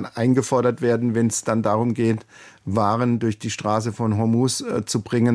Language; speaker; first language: German; native; German